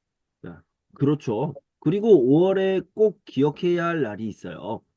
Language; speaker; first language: Korean; native; Korean